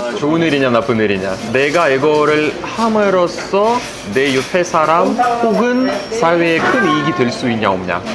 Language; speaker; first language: Korean; non-native, fluent; Russian